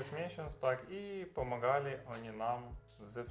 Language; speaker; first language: Polish; non-native, learner; Russian